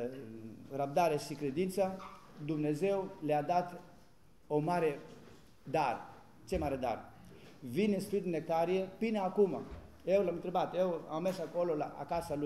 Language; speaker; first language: Romanian; non-native, learner; Greek